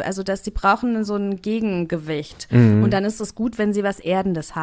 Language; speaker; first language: German; native; German